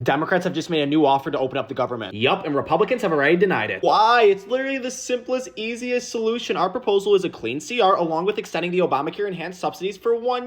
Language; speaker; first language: English; native; English